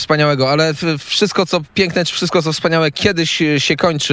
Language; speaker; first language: Polish; native; Polish